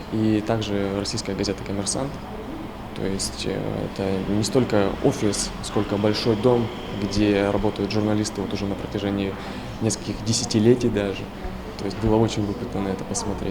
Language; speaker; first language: Russian; native; Russian